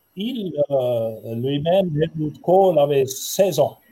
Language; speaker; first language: French; non-native, fluent; German